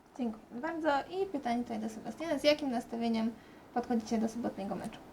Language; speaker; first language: Polish; native; Polish